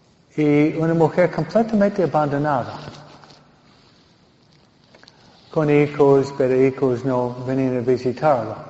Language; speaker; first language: Spanish; non-native, fluent; English